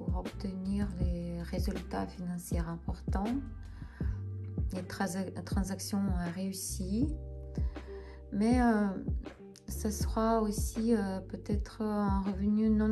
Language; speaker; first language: French; non-native, fluent; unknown